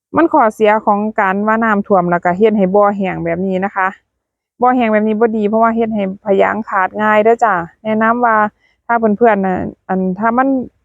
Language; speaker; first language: Thai; native; Thai